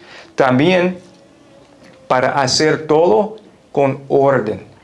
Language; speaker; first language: Spanish; non-native, fluent; English